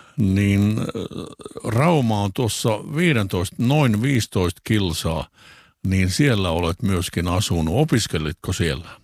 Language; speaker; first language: Finnish; native; Finnish